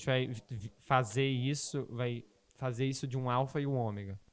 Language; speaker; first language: Portuguese; native; Portuguese